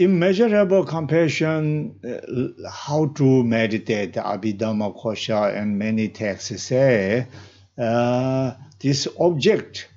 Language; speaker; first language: English; non-native, learner; Tibetan